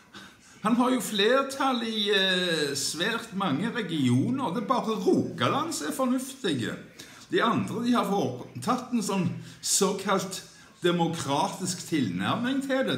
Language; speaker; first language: Norwegian; native; Norwegian